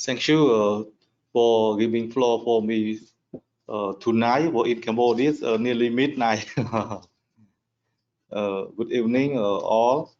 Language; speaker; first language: English; non-native, learner; Khmer